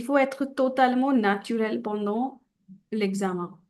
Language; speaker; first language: French; non-native, fluent; Hindi